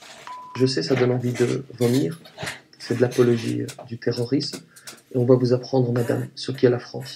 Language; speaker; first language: French; native; French